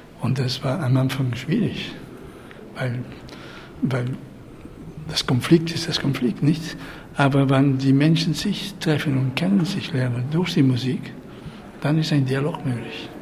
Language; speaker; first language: German; non-native, fluent; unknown